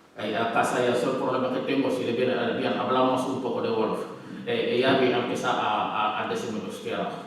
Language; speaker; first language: Spanish; non-native, learner; Wolof